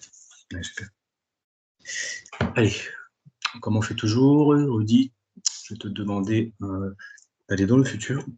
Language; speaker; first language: French; native; French